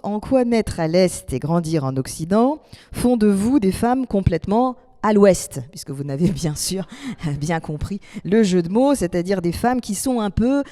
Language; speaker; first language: French; native; French